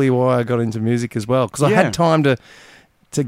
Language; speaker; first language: English; native; English